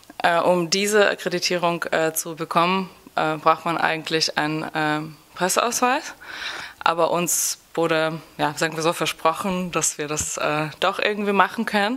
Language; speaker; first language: German; non-native, fluent; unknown